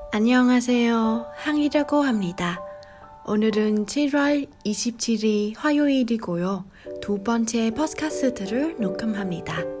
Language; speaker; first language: Korean; non-native, learner; Vietnamese